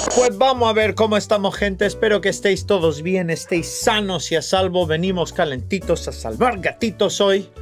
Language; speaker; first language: Spanish; non-native, fluent; English